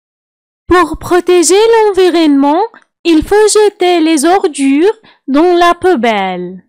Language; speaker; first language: French; non-native, fluent; Arabic